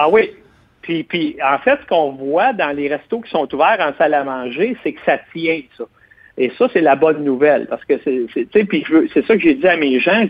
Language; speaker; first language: French; native; French